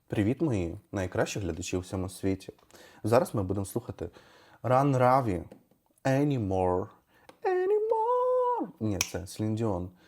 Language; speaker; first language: Ukrainian; non-native, local second language; Russian